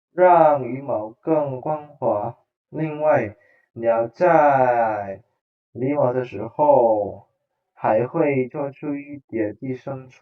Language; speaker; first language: Chinese; non-native, fluent; Indonesian